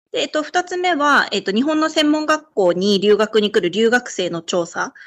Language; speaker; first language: Japanese; native; Japanese